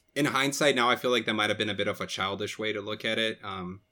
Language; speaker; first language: English; non-native, fluent; Portuguese